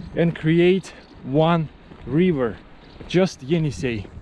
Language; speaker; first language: English; non-native, fluent; Russian